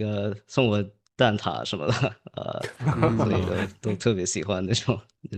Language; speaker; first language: Chinese; early bilingual, heritage; English